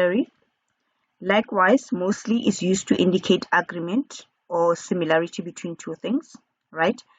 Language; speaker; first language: English; non-native, local second language; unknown